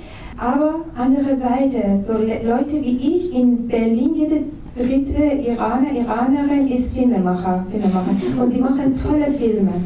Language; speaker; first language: German; non-native, fluent; Persian